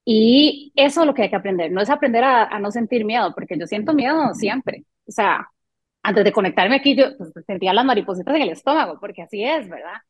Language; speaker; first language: Spanish; early bilingual, other home language; French